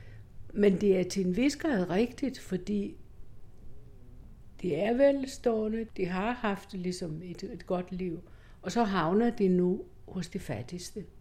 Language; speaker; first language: Danish; non-native, fluent; Greek